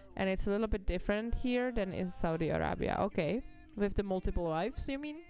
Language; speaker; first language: English; non-native, fluent; Czech